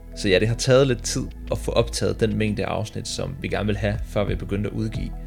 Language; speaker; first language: Danish; native; Danish